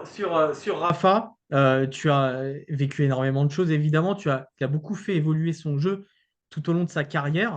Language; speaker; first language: French; native; French